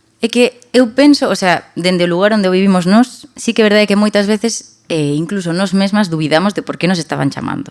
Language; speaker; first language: Galician; non-native, local second language; Spanish